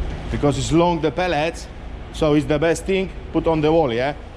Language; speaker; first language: English; non-native, learner; Polish